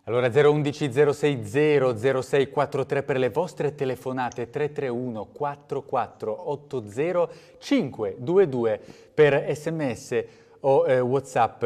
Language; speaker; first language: Italian; native; Italian